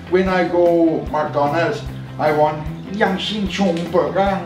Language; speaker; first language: English; non-native, learner; Danish